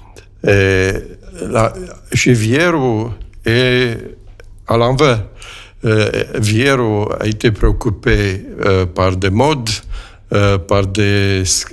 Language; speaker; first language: French; non-native, fluent; Romanian